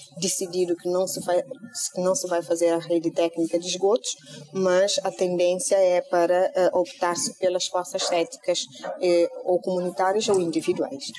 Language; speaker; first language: Portuguese; non-native, local second language; Kabuverdianu